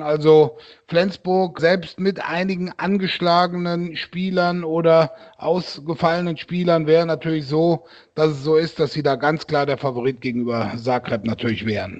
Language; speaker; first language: German; native; German